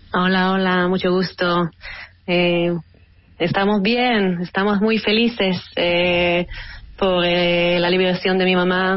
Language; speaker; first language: Spanish; early bilingual, heritage; Hebrew